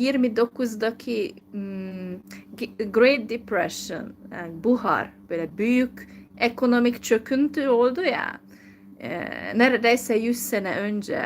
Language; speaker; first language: Turkish; non-native, fluent; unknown